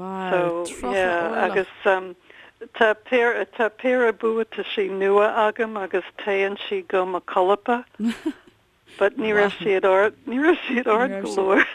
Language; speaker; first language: Irish; non-native, local second language; English